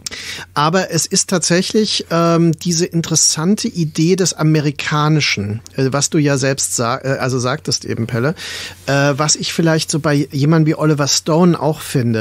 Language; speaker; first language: German; native; German